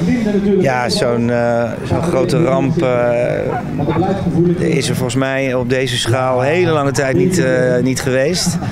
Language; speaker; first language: Dutch; native; Dutch